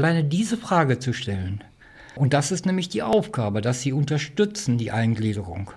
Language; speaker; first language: German; native; German